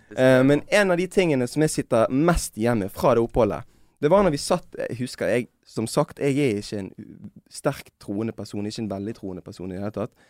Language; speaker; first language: Norwegian; native; Norwegian